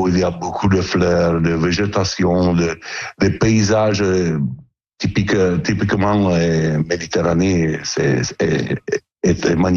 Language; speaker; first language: French; non-native, learner; Italian